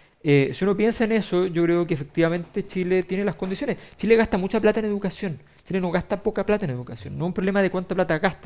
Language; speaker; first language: Spanish; native; Spanish